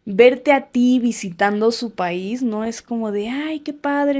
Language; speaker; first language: Spanish; native; Spanish